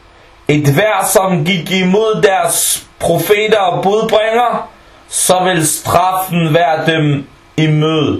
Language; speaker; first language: Danish; early bilingual, other home language; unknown